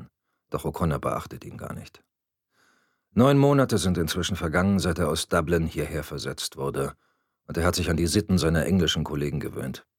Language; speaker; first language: German; native; German